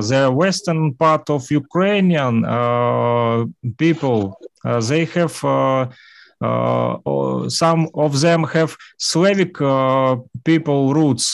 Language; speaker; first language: English; non-native, learner; Russian